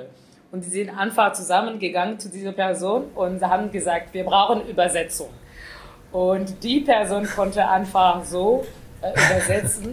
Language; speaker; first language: German; non-native, fluent; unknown